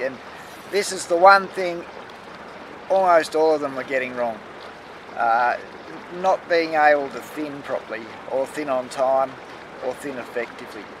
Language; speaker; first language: English; native; English